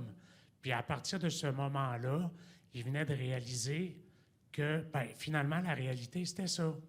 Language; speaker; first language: French; native; French